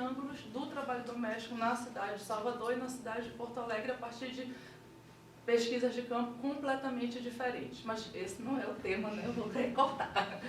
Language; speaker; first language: Portuguese; native; Portuguese